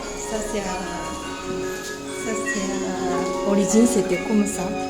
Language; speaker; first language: French; non-native, learner; Japanese